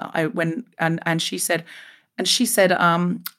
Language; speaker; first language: English; native; English